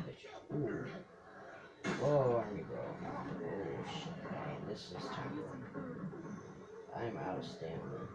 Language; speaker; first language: English; native; English